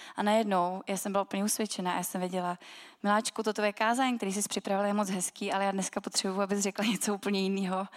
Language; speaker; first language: Czech; native; Czech